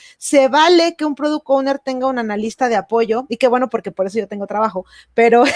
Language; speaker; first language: Spanish; native; Spanish